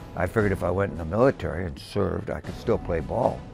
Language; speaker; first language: English; native; English